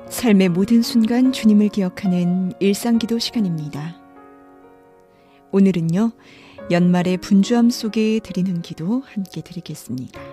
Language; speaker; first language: Korean; native; Korean